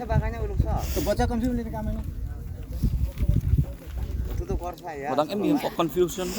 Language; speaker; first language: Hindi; non-native, local second language; Khasi